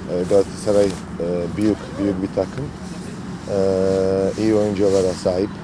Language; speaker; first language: Turkish; non-native, learner; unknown